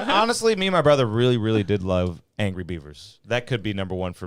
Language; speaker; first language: English; native; English